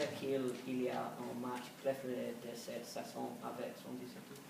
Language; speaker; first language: French; non-native, learner; English